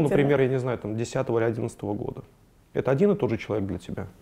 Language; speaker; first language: Russian; native; Russian